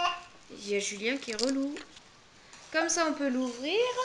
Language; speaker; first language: French; native; French